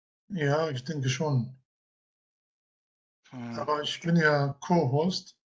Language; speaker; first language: German; non-native, fluent; Arabic